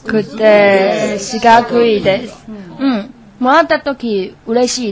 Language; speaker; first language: Japanese; non-native, learner; Chinese